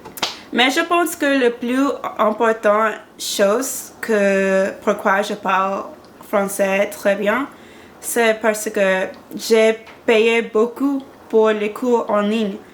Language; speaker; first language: French; non-native, learner; English